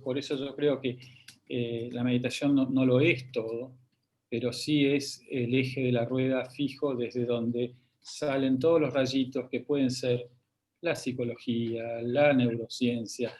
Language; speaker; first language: Spanish; native; Spanish